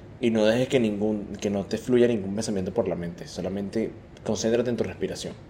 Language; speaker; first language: Spanish; native; Spanish